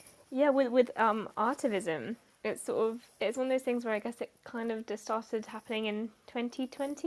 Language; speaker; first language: English; native; English